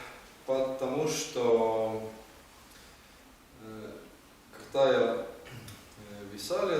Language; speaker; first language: Russian; non-native, learner; Estonian